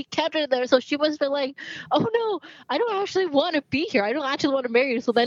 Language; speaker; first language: English; non-native, local second language; Cantonese